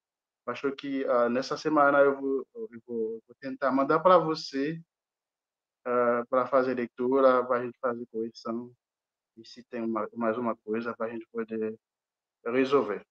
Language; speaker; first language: Portuguese; non-native, fluent; Haitian Creole